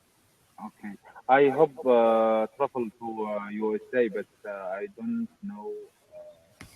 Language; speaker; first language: English; non-native, learner; Arabic